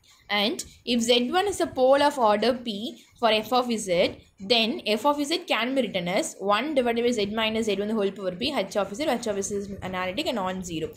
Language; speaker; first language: English; non-native, local second language; Tamil